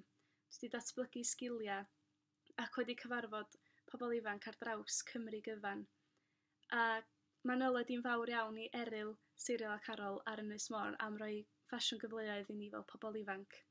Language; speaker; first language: Welsh; native; Welsh